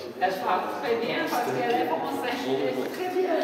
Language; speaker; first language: French; non-native, learner; Dutch